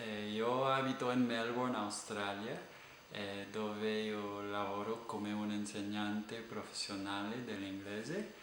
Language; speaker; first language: Italian; non-native, fluent; English